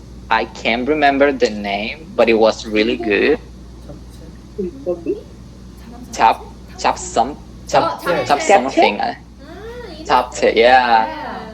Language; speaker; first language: English; non-native, fluent; Spanish